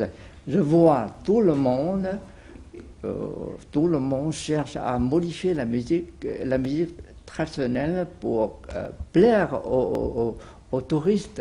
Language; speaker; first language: French; non-native, fluent; Vietnamese